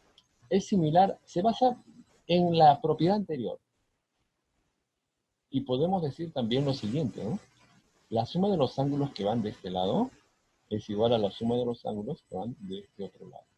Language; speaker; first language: Spanish; native; Spanish